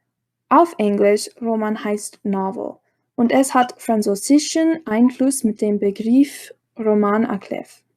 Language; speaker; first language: German; non-native, learner; English